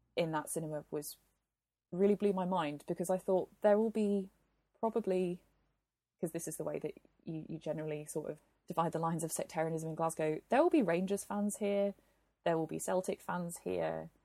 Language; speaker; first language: English; native; English